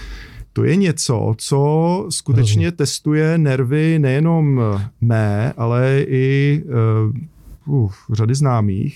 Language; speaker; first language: Czech; native; Czech